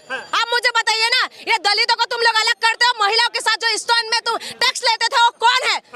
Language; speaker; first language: Hindi; non-native, local second language; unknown